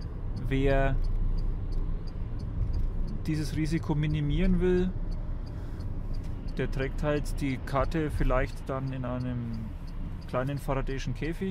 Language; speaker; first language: German; native; German